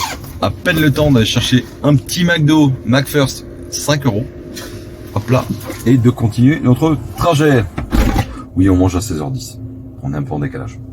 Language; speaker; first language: French; native; French